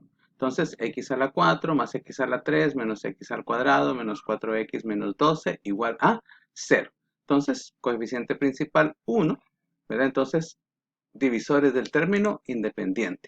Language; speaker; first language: Spanish; native; Spanish